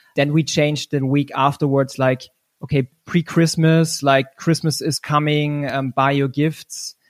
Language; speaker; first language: English; non-native, fluent; German